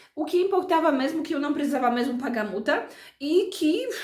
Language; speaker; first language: Portuguese; non-native, fluent; Polish